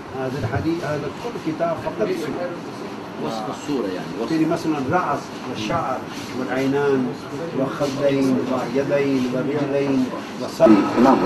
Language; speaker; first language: Arabic; non-native, learner; Urdu